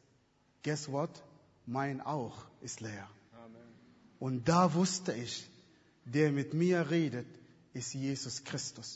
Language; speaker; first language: German; non-native, fluent; Arabic